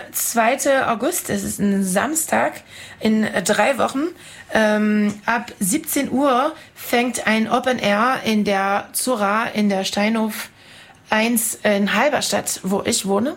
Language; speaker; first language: German; non-native, fluent; French